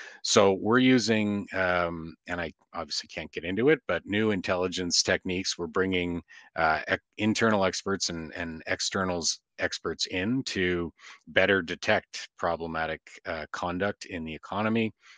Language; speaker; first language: English; native; English